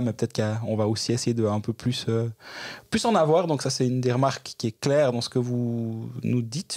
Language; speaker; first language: French; native; French